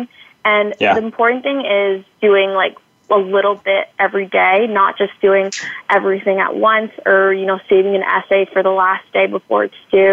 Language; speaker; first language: English; native; English